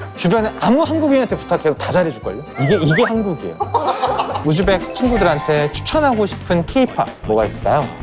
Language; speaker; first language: Korean; native; Korean